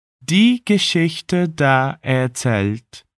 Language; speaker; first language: German; non-native, fluent; Portuguese